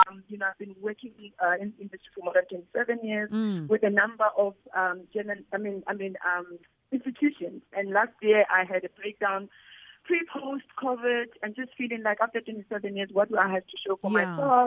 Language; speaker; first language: English; non-native, local second language; Southern Sotho